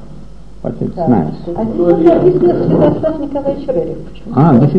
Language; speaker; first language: English; non-native, fluent; Russian